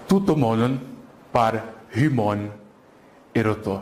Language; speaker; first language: Greek; non-native, fluent; Portuguese